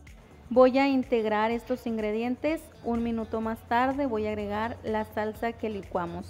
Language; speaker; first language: Spanish; native; Spanish